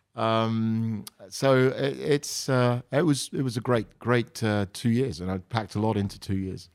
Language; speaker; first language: English; native; English